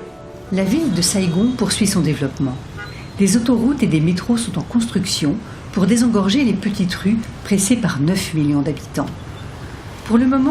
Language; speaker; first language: French; native; French